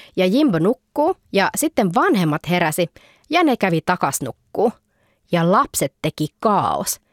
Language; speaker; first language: Finnish; early bilingual, heritage; Finnish